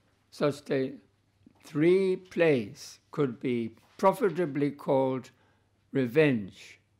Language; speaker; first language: English; native; English